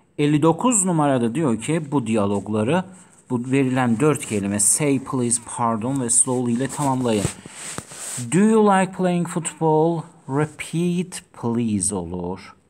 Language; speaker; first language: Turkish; non-native, fluent; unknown